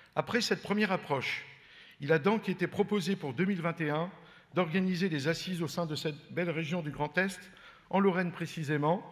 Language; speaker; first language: French; native; French